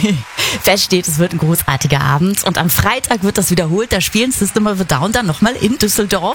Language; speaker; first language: German; native; German